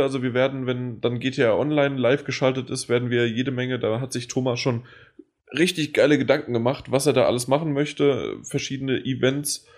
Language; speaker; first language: German; native; German